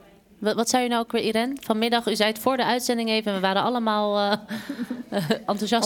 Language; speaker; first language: Dutch; native; Dutch